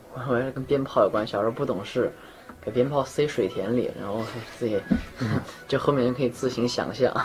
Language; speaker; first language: Chinese; native; Chinese